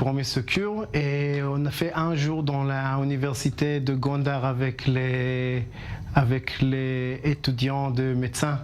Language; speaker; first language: French; non-native, learner; Hebrew